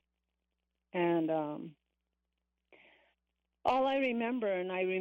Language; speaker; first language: English; native; English